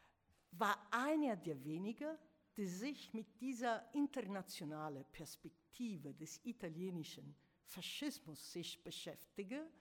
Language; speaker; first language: German; non-native, fluent; Italian